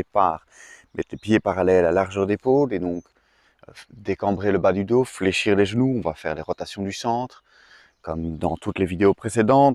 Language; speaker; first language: French; native; French